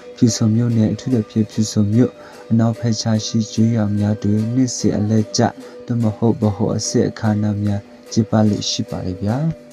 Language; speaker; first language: Burmese; non-native, local second language; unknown